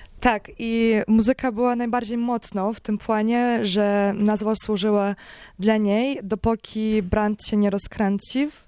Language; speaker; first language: Polish; non-native, learner; Ukrainian